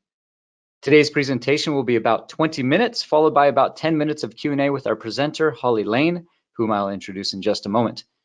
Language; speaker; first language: English; native; English